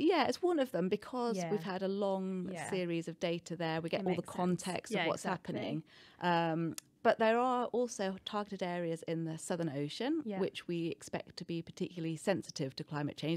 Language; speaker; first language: English; native; English